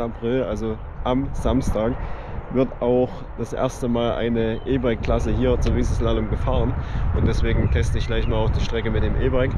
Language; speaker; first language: German; native; German